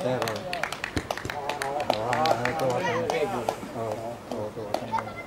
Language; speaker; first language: Swedish; native; Swedish